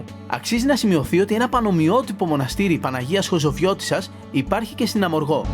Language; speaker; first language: Greek; native; Greek